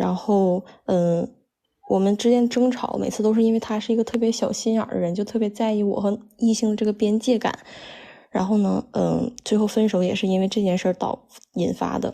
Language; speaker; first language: Chinese; native; Chinese